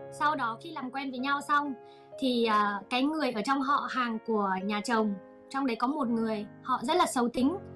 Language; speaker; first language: Vietnamese; native; Vietnamese